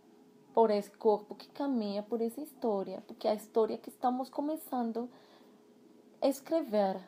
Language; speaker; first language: Portuguese; non-native, fluent; Spanish